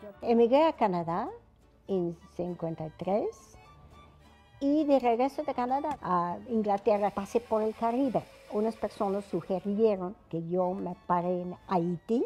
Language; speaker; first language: Spanish; non-native, fluent; English